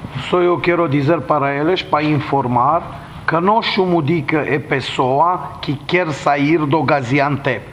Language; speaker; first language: Portuguese; non-native, learner; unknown